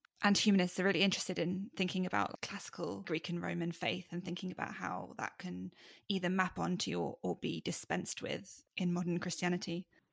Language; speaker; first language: English; native; English